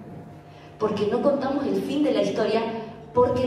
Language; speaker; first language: Spanish; native; Spanish